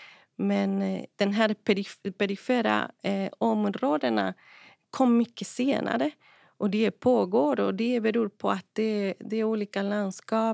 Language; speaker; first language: Swedish; non-native, fluent; Spanish